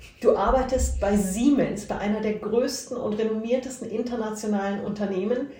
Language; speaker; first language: German; native; German